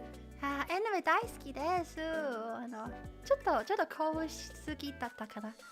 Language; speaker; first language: Japanese; non-native, learner; Chinese